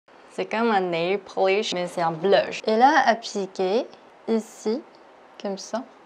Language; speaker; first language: French; non-native, fluent; Korean